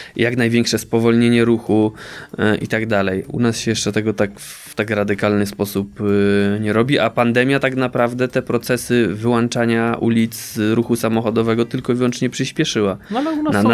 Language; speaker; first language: Polish; native; Polish